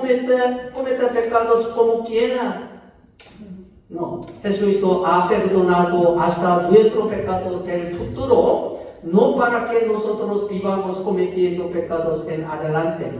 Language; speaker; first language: Spanish; non-native, fluent; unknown